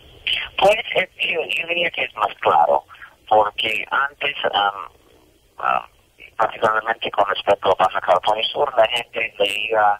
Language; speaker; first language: Spanish; non-native, fluent; English